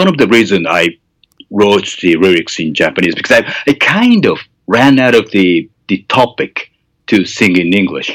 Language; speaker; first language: English; non-native, fluent; Japanese